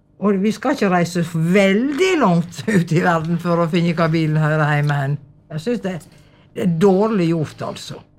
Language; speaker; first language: Norwegian; native; Norwegian